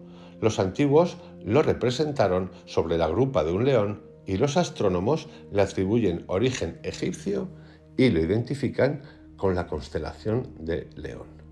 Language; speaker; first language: Spanish; native; Spanish